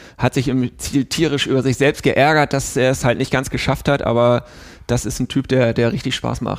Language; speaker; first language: German; native; German